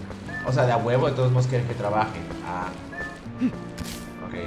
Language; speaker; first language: Spanish; native; Spanish